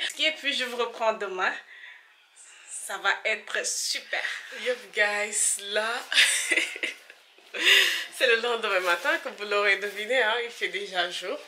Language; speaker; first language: French; non-native, local second language; Wolof